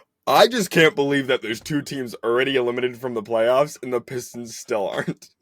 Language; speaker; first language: English; native; English